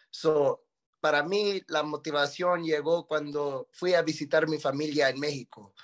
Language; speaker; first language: Spanish; early bilingual, heritage; Spanish